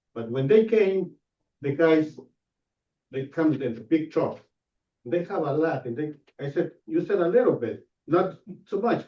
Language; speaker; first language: English; non-native, learner; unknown